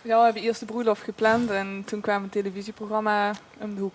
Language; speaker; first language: Dutch; native; Dutch